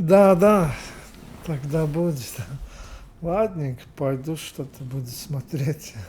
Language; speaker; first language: Russian; non-native, local second language; Latvian